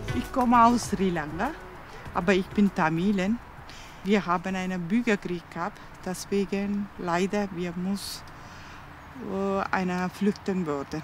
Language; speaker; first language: German; non-native, learner; Tamil